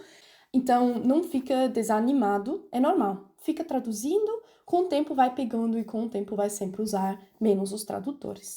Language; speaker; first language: Portuguese; non-native, fluent; German